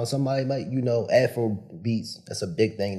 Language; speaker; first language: English; native; English